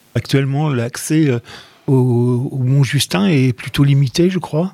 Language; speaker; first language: French; native; French